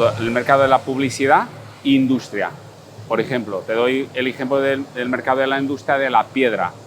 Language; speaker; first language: Spanish; non-native, fluent; Portuguese